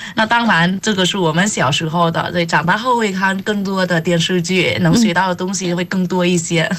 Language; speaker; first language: Chinese; non-native, fluent; Vietnamese